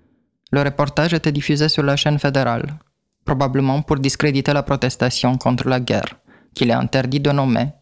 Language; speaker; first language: French; native; French